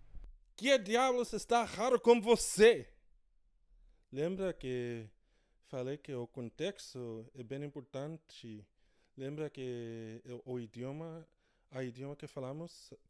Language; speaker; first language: Portuguese; non-native, fluent; English